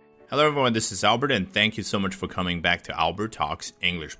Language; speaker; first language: English; non-native, fluent; Chinese